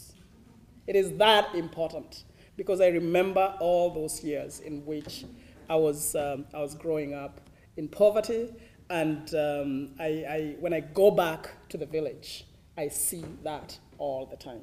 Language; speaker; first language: English; non-native, local second language; Kikuyu